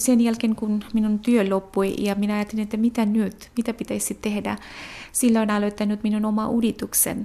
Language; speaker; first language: Finnish; non-native, fluent; Bangla